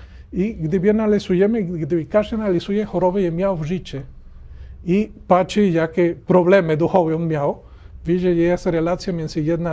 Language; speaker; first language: Polish; non-native, learner; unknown